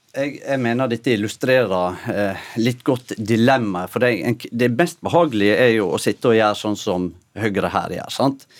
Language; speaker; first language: Norwegian; native; Norwegian